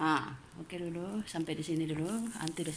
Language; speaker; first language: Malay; non-native, learner; Indonesian